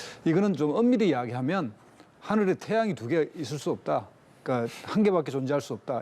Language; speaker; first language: Korean; native; Korean